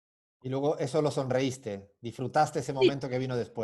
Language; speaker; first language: Spanish; native; Spanish